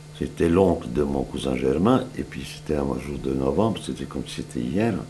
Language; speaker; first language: French; non-native, fluent; Serbian